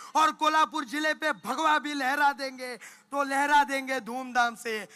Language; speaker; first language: Hindi; non-native, local second language; Marathi